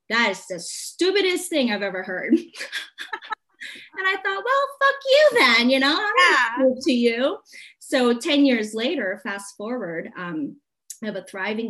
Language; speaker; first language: English; non-native, local second language; Cantonese